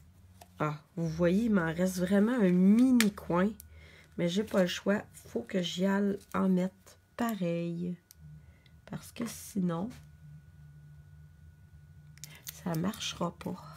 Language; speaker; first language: French; native; French